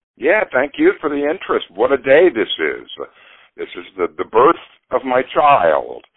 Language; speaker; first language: English; native; English